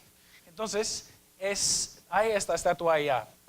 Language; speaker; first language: Spanish; non-native, fluent; English